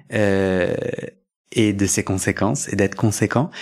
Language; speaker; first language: French; early bilingual, other home language; Spanish